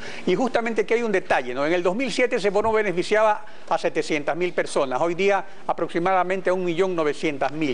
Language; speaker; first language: Spanish; native; Spanish